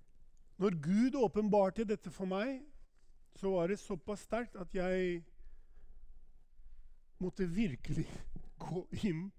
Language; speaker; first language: Norwegian; non-native, fluent; Albanian